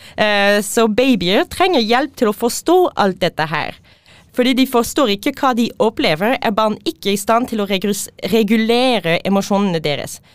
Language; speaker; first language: Norwegian; non-native, fluent; French